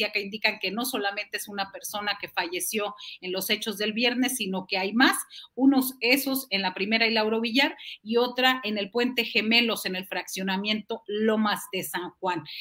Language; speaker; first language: Spanish; native; Spanish